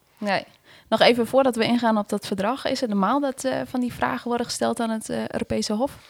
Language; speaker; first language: Dutch; native; Dutch